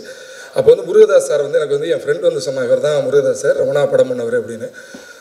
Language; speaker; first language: Tamil; native; Tamil